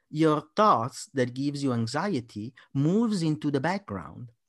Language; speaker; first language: English; non-native, fluent; Italian